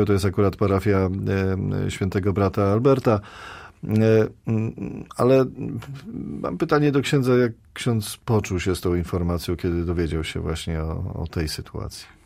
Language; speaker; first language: Polish; native; Polish